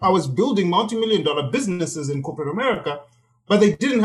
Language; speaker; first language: English; non-native, local second language; Shona